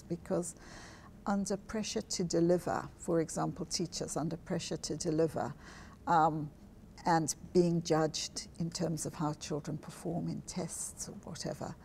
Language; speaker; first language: English; native; English